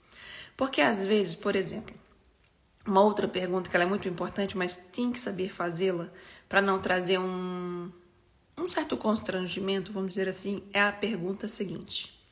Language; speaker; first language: Portuguese; native; Portuguese